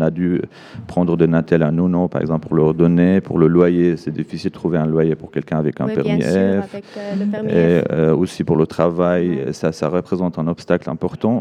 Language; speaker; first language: French; non-native, fluent; Arabic